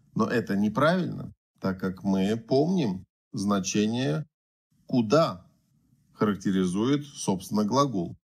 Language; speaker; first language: Russian; native; Russian